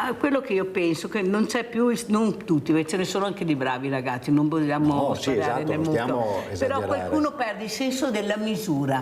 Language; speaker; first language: Italian; native; Italian